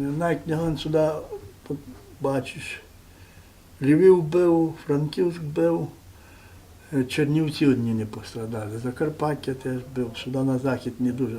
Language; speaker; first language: Ukrainian; native; Ukrainian